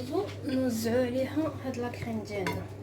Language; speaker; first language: Arabic; native; Arabic